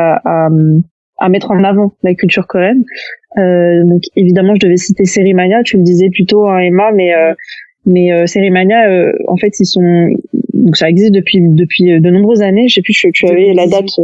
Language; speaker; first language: French; native; French